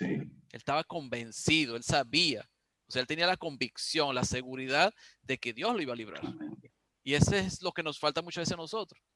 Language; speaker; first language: Spanish; native; Spanish